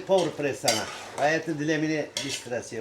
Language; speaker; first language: Russian; non-native, fluent; Uzbek